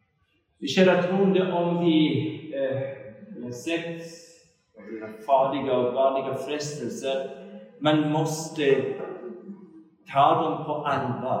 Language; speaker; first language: Swedish; non-native, fluent; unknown